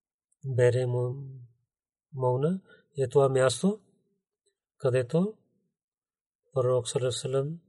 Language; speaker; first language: Bulgarian; non-native, learner; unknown